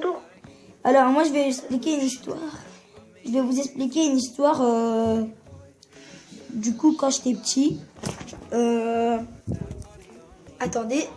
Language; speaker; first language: French; early bilingual, other home language; Turkish